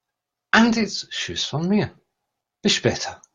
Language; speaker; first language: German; non-native, learner; English